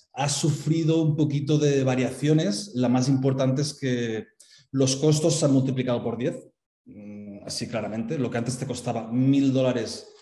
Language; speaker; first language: Spanish; native; Spanish